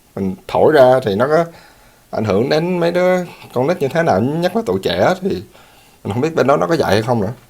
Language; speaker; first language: Vietnamese; early bilingual, heritage; Vietnamese